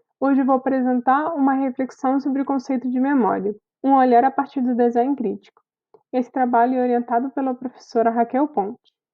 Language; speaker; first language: Portuguese; non-native, fluent; Spanish